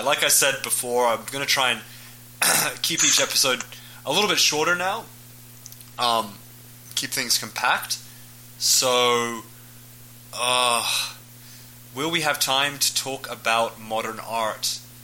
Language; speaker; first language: English; native; English